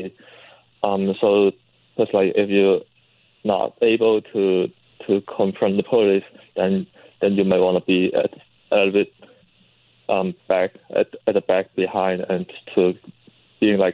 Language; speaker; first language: English; non-native, local second language; Cantonese